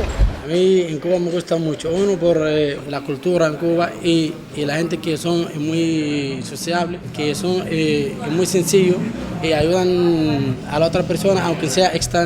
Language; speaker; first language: Spanish; non-native, fluent; Arabic